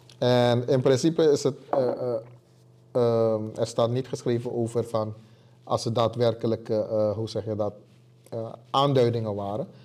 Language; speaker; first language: Dutch; native; Dutch